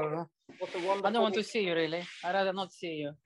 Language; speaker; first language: English; non-native, fluent; Russian